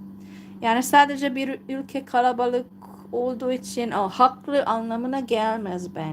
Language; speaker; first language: Turkish; non-native, fluent; Hungarian